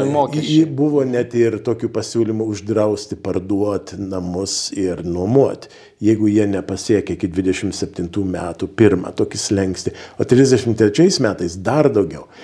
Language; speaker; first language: Lithuanian; early bilingual, heritage; Lithuanian